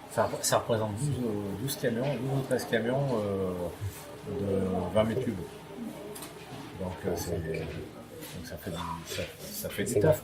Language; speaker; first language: French; native; French